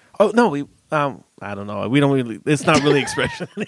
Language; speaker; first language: English; native; English